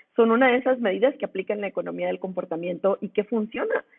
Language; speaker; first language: Spanish; native; Spanish